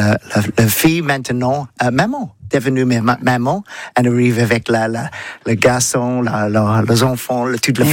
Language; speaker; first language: French; non-native, learner; English